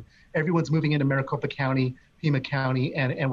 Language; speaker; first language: English; native; English